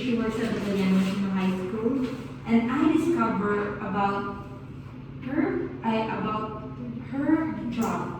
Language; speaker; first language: English; non-native, learner; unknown